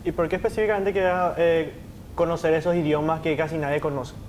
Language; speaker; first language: Spanish; native; Spanish